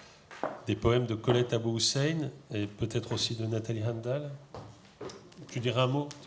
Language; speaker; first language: French; native; French